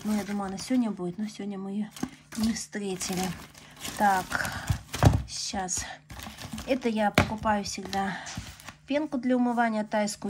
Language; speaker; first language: Russian; native; Russian